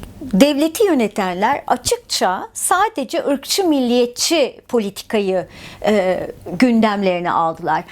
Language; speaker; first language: Turkish; native; Turkish